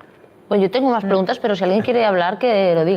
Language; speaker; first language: Spanish; native; Spanish